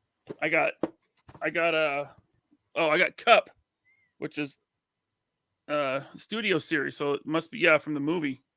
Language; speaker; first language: English; native; English